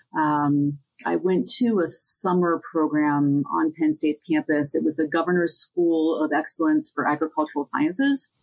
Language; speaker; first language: English; native; English